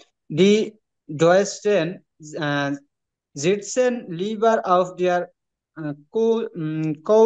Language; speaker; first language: German; non-native, learner; Bangla